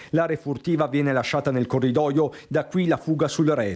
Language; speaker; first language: Italian; native; Italian